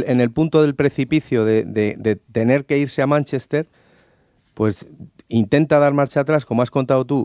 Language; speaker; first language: Spanish; native; Spanish